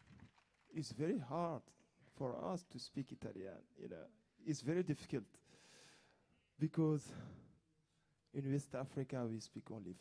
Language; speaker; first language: English; non-native, fluent; Tamasheq